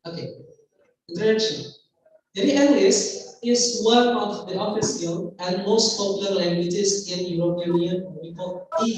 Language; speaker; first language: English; non-native, fluent; Indonesian